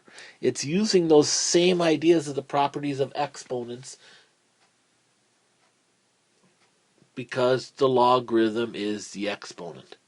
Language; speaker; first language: English; native; English